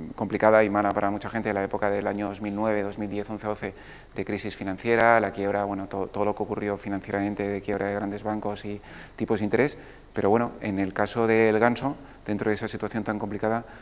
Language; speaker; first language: Spanish; native; Spanish